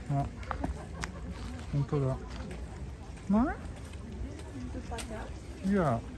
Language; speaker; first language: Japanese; non-native, fluent; Swedish